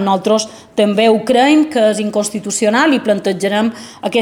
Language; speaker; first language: Catalan; native; Catalan